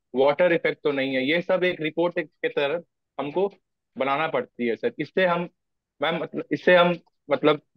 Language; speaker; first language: Hindi; native; Hindi